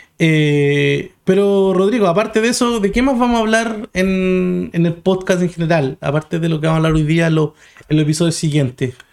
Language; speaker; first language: Spanish; native; Spanish